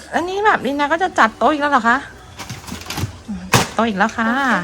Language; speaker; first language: Thai; native; Thai